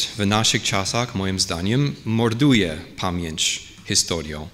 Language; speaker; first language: Polish; non-native, fluent; English